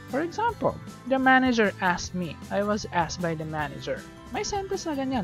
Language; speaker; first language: English; non-native, local second language; Filipino